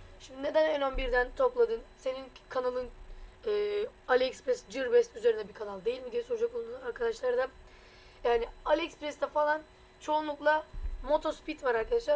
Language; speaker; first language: Turkish; native; Turkish